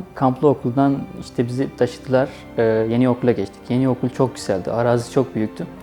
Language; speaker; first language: Turkish; non-native, fluent; Urdu